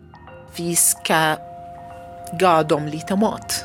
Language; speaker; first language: Swedish; non-native, learner; Arabic